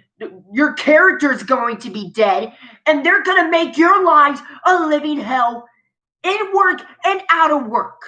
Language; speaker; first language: English; native; English